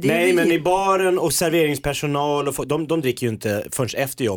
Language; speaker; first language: Swedish; native; Swedish